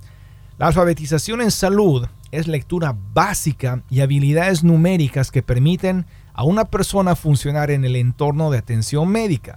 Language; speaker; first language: Spanish; native; Spanish